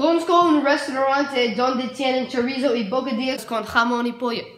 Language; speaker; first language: Spanish; non-native, learner; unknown